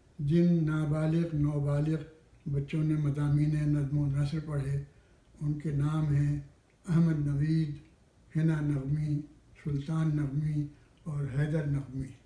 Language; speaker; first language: Urdu; native; Urdu